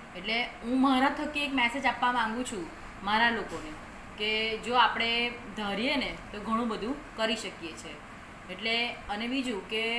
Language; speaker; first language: Gujarati; non-native, local second language; Rathawi